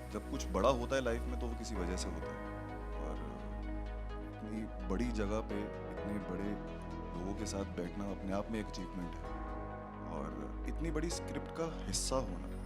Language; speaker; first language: Hindi; native; Hindi